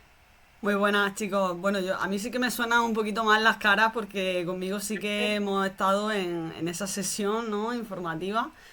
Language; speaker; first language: Spanish; native; Spanish